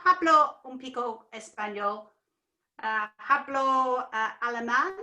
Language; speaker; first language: Spanish; non-native, learner; English